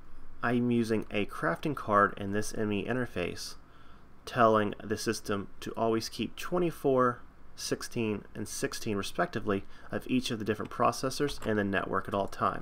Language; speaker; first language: English; native; English